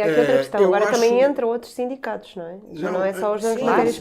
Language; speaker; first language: Portuguese; native; Portuguese